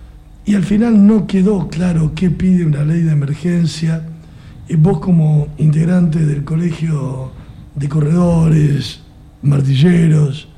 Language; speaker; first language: Spanish; native; Spanish